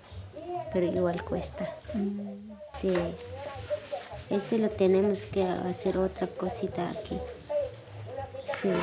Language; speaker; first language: Spanish; non-native, local second language; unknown